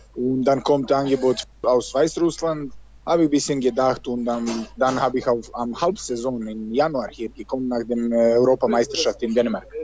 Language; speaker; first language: German; non-native, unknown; Serbian